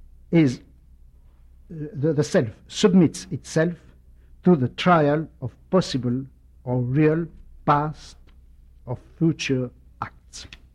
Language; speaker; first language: English; non-native, fluent; French